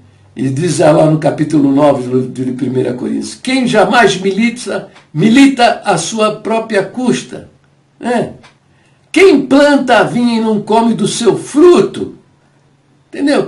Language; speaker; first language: Portuguese; native; Portuguese